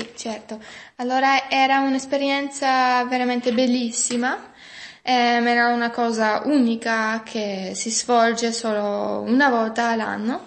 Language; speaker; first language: Italian; non-native, fluent; German